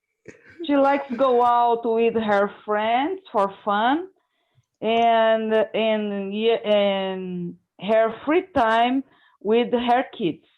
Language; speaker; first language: English; non-native, learner; Portuguese